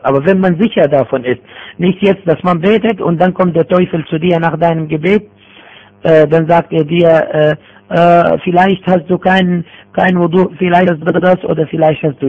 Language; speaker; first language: German; non-native, fluent; Arabic